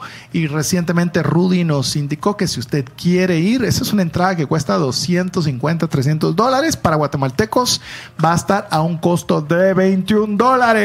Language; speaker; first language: Spanish; native; Spanish